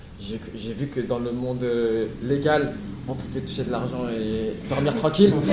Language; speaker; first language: French; native; French